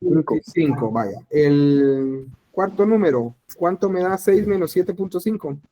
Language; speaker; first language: Spanish; native; Spanish